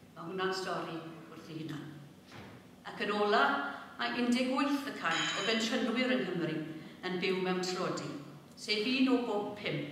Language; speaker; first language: Welsh; native; Welsh